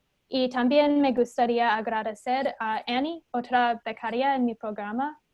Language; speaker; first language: Spanish; non-native, fluent; English